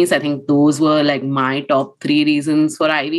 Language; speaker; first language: English; non-native, local second language; Hindi